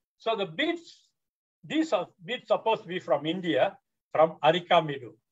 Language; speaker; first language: English; non-native, local second language; Tamil